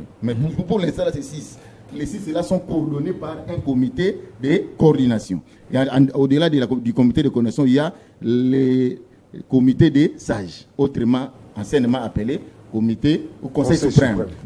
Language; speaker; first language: French; non-native, local second language; Lingala